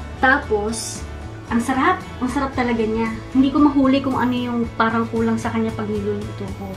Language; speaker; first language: Filipino; non-native, local second language; Iloko